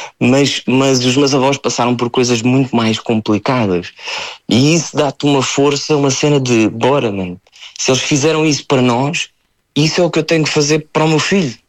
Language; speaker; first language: Portuguese; early bilingual, heritage; French